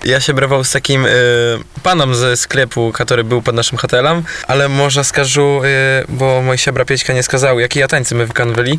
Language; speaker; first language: Polish; non-native, local second language; Belarusian